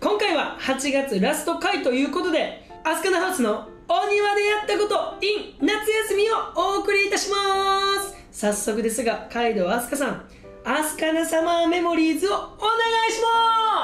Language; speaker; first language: Japanese; native; Japanese